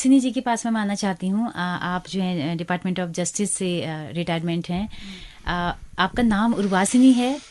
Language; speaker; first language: Hindi; native; Hindi